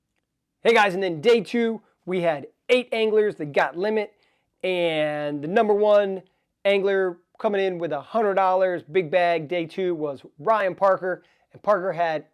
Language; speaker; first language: English; native; English